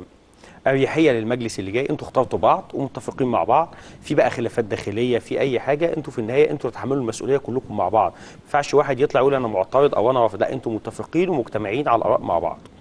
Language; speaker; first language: Arabic; native; Arabic